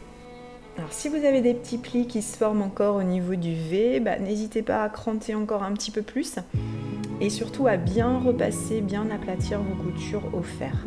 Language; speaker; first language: French; native; French